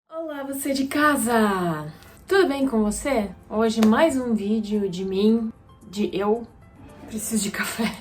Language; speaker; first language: Portuguese; non-native, fluent; Russian